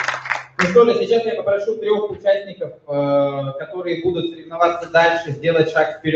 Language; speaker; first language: Russian; native; Russian